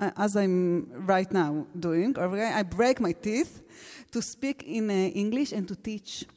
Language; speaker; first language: English; non-native, fluent; Hebrew